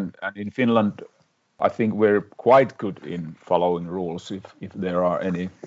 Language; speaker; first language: English; non-native, fluent; Finnish